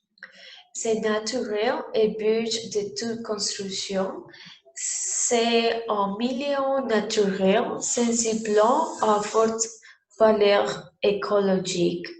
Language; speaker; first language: French; non-native, learner; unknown